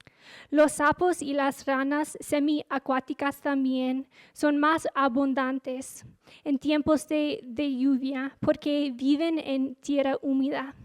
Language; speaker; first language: Spanish; non-native, fluent; English